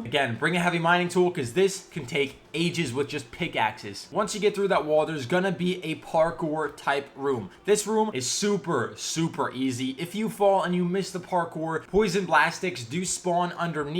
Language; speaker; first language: English; native; English